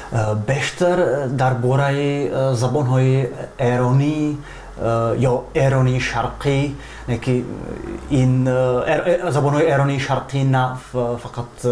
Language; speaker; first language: Persian; non-native, fluent; Czech